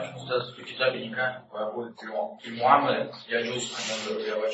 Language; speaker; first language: Arabic; non-native, learner; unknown